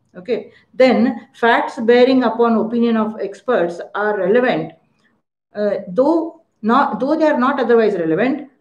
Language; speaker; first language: English; non-native, local second language; Kannada